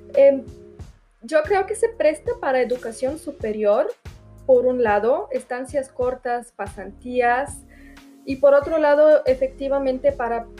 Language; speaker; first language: Spanish; non-native, fluent; Bulgarian